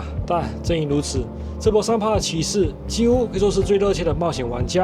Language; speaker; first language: Chinese; native; Chinese